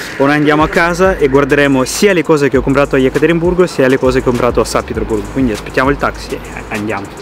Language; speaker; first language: Italian; early bilingual, other home language; Russian